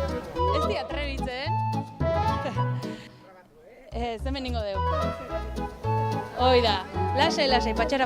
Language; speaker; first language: Basque; native; Basque